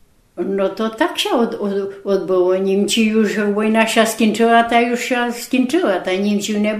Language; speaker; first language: Polish; non-native, local second language; Rusyn